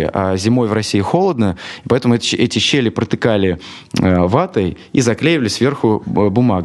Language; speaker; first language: Russian; native; Russian